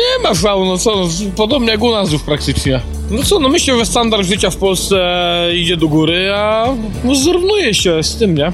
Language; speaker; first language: Polish; native; Polish